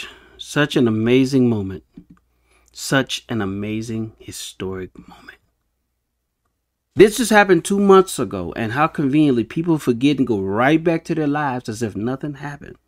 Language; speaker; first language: English; native; English